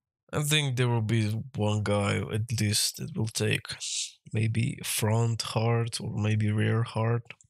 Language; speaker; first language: English; non-native, fluent; Slovenian